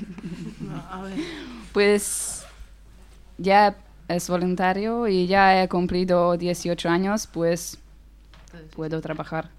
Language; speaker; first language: Spanish; non-native, learner; Hungarian